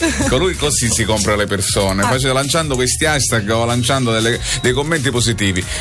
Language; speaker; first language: Italian; native; Italian